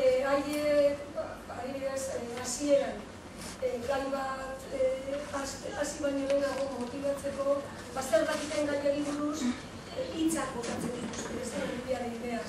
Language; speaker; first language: Basque; non-native, local second language; Spanish